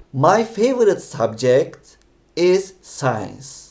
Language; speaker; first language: English; non-native, fluent; Turkish